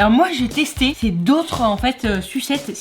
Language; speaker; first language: French; native; French